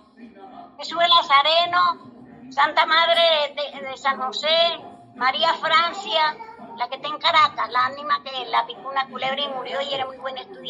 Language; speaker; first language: Spanish; native; Spanish